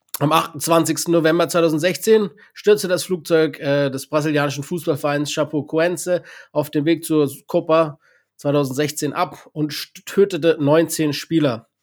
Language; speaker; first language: German; native; German